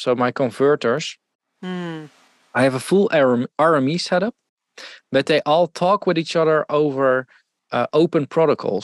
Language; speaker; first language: English; non-native, fluent; Dutch